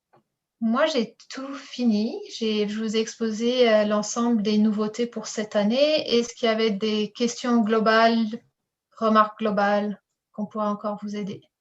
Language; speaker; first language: French; native; French